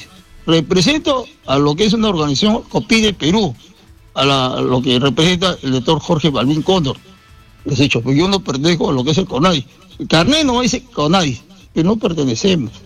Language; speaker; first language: Spanish; native; Spanish